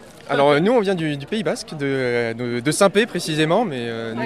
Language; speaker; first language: French; native; French